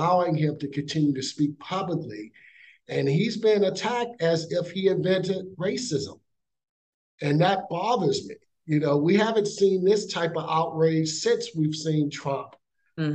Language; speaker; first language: English; native; English